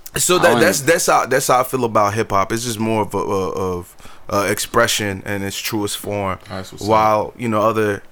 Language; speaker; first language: English; native; English